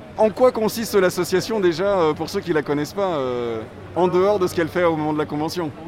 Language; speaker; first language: French; native; French